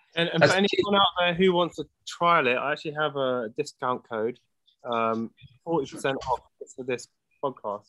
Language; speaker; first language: English; native; English